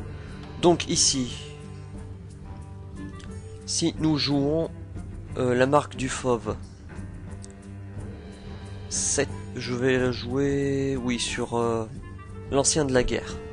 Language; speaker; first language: French; native; French